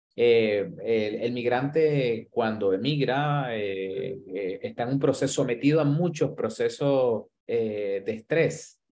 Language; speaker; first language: Spanish; native; Spanish